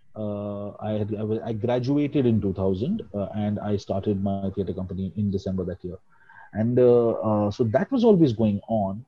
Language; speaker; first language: English; non-native, local second language; Hindi